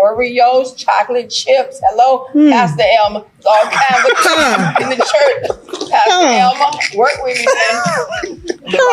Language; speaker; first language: English; native; English